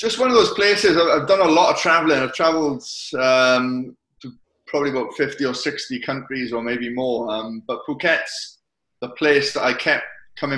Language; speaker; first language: English; native; English